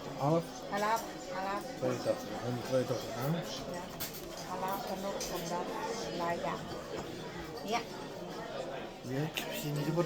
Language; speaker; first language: Dutch; non-native, learner; Thai